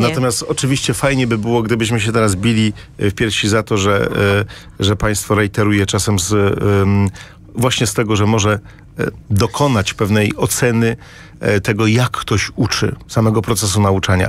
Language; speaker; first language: Polish; native; Polish